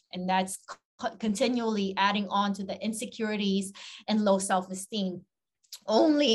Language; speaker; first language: English; non-native, local second language; Filipino